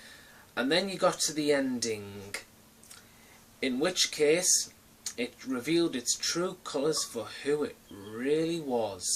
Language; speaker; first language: English; native; English